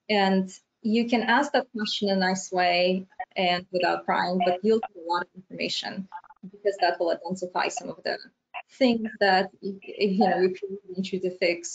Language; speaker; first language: English; non-native, fluent; Romanian